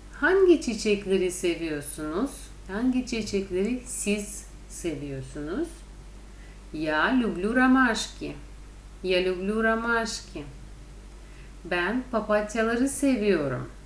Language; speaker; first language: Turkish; non-native, fluent; Russian